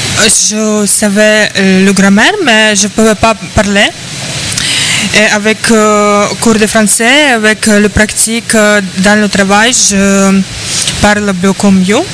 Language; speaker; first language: French; non-native, learner; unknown